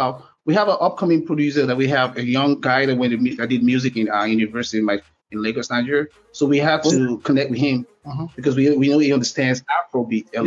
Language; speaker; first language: English; non-native, local second language; Yoruba